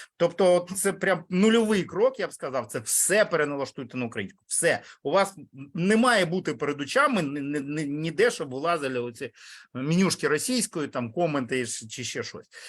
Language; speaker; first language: Ukrainian; non-native, local second language; Russian